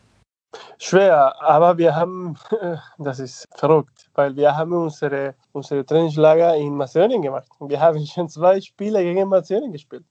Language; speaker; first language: German; non-native, fluent; Spanish